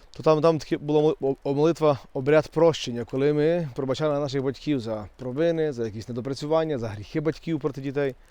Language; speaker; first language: Ukrainian; native; Ukrainian